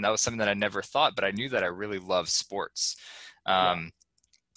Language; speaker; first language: English; native; English